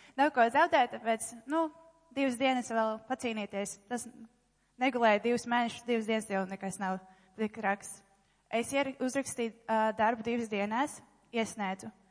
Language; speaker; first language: Latvian; non-native, local second language; Russian